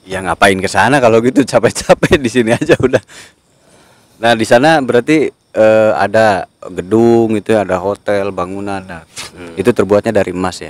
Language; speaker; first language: Indonesian; native; Indonesian